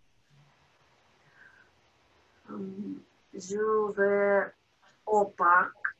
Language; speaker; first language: French; non-native, learner; Russian